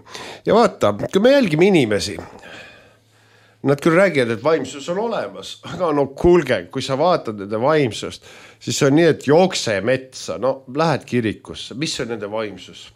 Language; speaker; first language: Estonian; native; Estonian